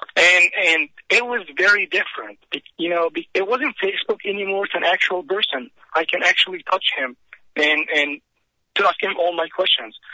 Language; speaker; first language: English; non-native, fluent; Arabic